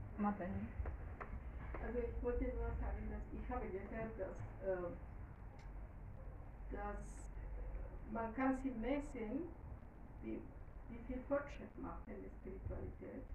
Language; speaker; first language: German; non-native, fluent; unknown